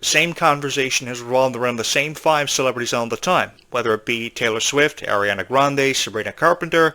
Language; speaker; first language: English; native; English